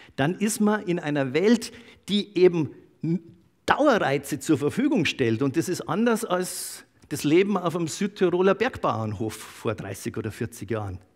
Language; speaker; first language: German; native; German